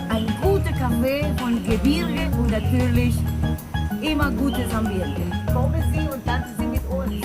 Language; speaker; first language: German; non-native, fluent; Spanish